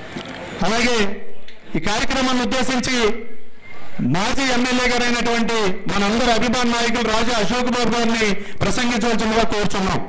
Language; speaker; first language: Telugu; native; Telugu